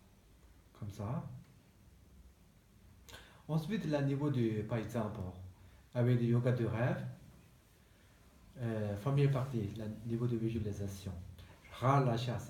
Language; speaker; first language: French; non-native, learner; Tibetan